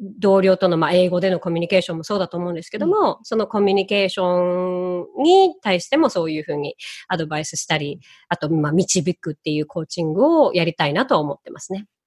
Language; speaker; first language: Japanese; native; Japanese